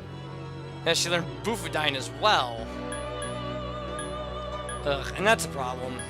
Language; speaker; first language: English; native; English